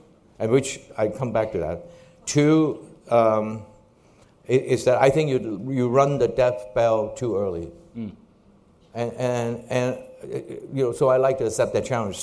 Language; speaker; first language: English; non-native, local second language; Cantonese